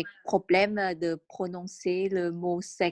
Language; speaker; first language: French; non-native, learner; Vietnamese